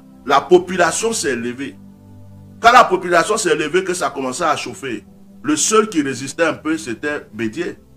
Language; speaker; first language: French; non-native, local second language; Baoulé